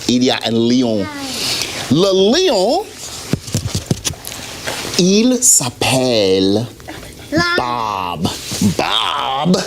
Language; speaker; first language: French; non-native, fluent; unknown